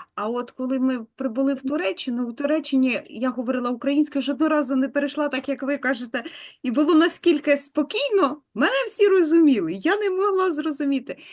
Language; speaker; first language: Ukrainian; native; Ukrainian